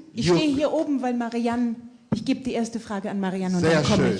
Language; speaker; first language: German; native; German